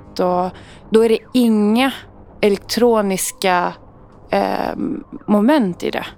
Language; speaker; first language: Swedish; early bilingual, other home language; Arabic